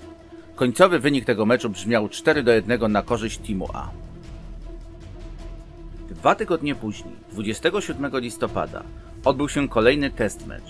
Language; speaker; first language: Polish; native; Polish